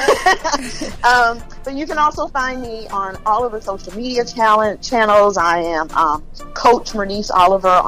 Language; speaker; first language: English; native; English